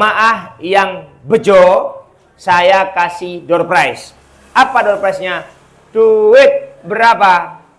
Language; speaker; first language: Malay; non-native, local second language; Javanese